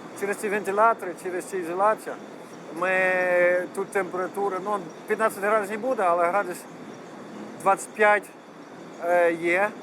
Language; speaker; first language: Ukrainian; non-native, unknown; Dutch